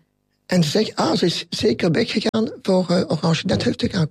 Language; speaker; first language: Dutch; non-native, local second language; French